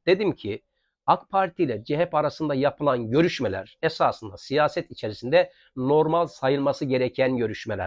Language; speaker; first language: Turkish; native; Turkish